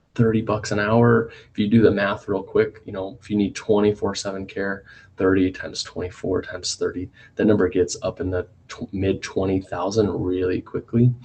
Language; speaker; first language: English; native; English